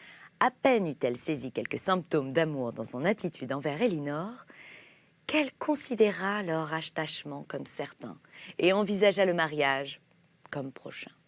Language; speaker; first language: French; native; French